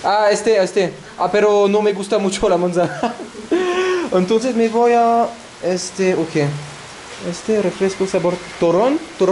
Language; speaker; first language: Spanish; non-native, learner; French